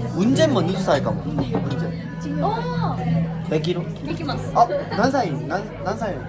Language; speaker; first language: Japanese; non-native, learner; Korean